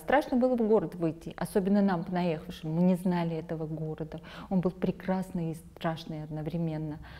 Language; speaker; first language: Russian; non-native, local second language; Armenian